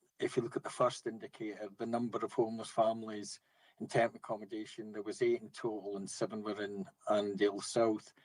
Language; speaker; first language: English; native; English